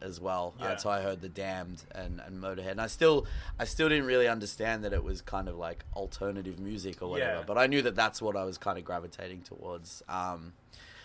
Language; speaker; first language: English; native; English